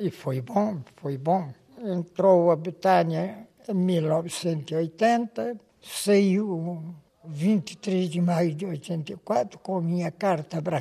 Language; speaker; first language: Portuguese; non-native, local second language; Kabuverdianu